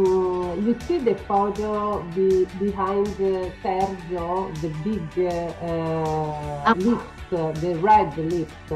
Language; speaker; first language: English; non-native, learner; Italian